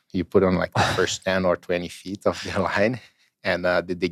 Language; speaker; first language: English; non-native, fluent; Portuguese